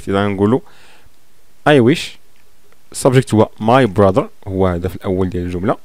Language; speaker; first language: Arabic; native; Arabic